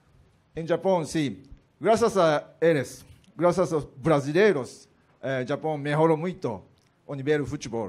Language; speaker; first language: Portuguese; non-native, learner; Japanese